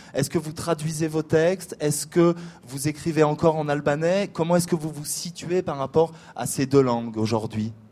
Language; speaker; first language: French; native; French